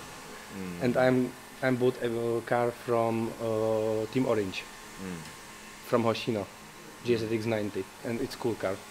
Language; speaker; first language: English; non-native, learner; Czech